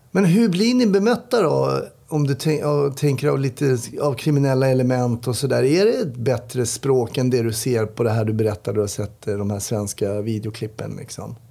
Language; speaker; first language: Swedish; native; Swedish